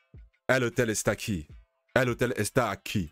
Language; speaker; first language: Spanish; non-native, learner; English